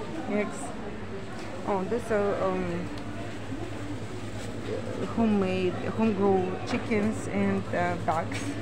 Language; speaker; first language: English; non-native, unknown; Russian